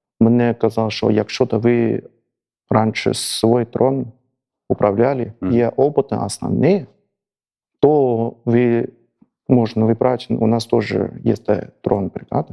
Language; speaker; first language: Ukrainian; non-native, learner; Chinese